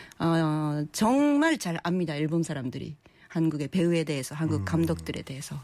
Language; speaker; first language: Korean; early bilingual, heritage; Japanese